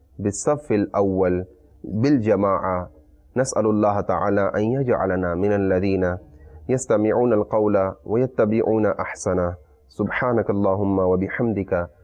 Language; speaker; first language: Arabic; non-native, fluent; Urdu